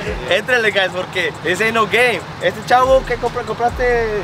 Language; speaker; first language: Spanish; early bilingual, heritage; Spanish